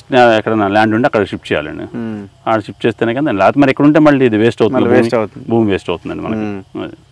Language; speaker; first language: Telugu; native; Telugu